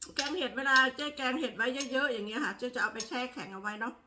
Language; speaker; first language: Thai; native; Thai